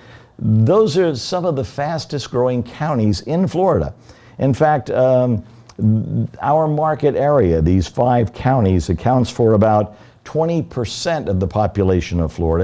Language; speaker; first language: English; native; English